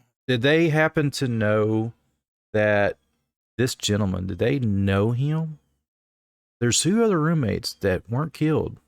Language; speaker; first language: English; native; English